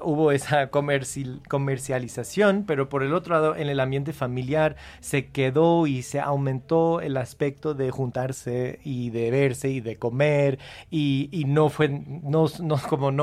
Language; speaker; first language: Spanish; early bilingual, heritage; Spanish